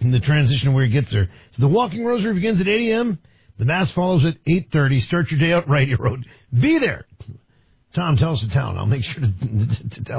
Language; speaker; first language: English; native; English